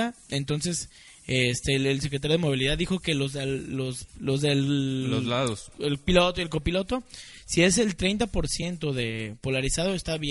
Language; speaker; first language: Spanish; native; Spanish